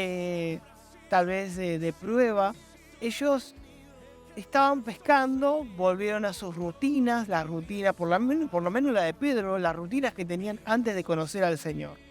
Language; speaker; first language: Spanish; native; Spanish